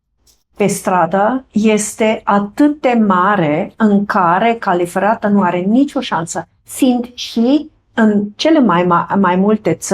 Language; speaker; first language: Romanian; non-native, fluent; German